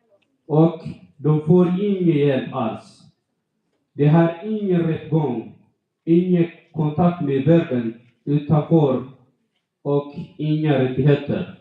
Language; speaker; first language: Swedish; non-native, fluent; Tigrinya